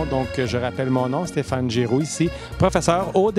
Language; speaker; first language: French; native; French